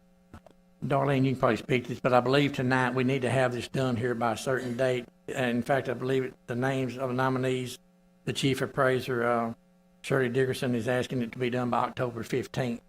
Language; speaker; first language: English; native; English